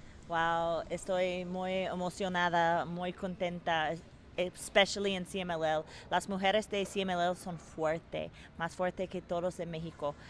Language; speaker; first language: Spanish; non-native, learner; English